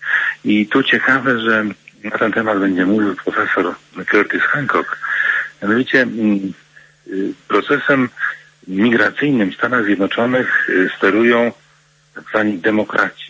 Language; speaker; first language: Polish; native; Polish